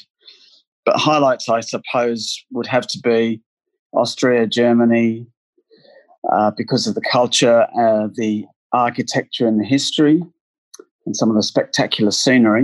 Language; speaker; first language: English; native; English